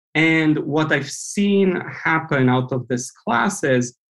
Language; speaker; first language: English; non-native, fluent; Romanian